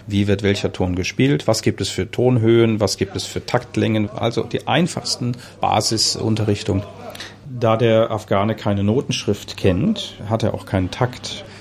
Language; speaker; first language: German; native; German